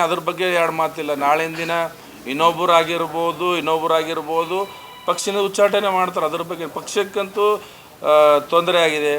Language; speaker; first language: Kannada; native; Kannada